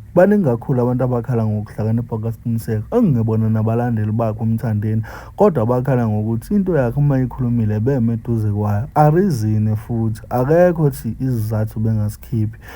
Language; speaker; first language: Zulu; native; Zulu